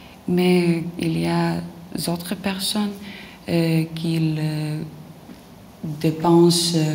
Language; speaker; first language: French; non-native, learner; Lithuanian